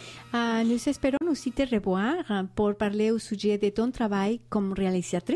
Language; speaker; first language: French; non-native, fluent; Spanish